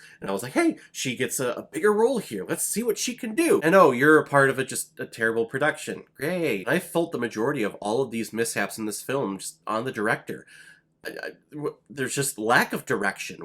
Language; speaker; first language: English; native; English